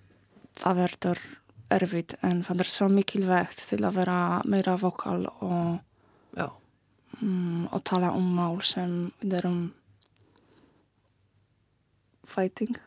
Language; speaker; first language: Icelandic; non-native, learner; Polish